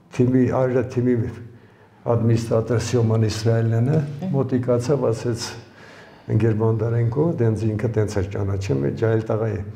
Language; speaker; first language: Armenian; early bilingual, other home language; Ukrainian